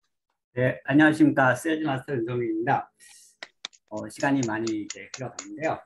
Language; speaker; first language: Korean; native; Korean